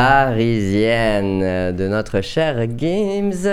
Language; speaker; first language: French; native; French